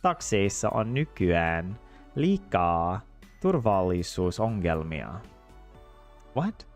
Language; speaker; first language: Finnish; non-native, learner; English